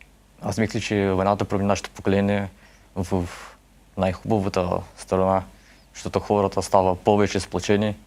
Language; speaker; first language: Bulgarian; early bilingual, heritage; Russian